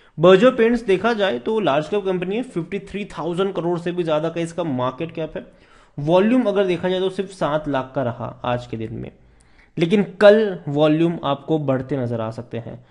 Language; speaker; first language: Hindi; native; Hindi